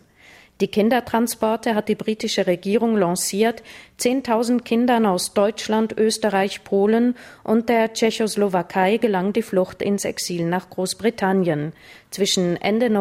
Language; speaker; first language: German; native; German